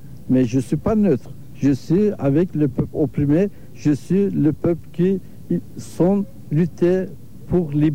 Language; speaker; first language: French; non-native, learner; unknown